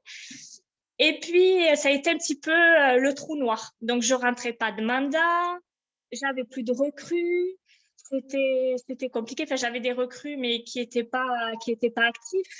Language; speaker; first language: French; native; French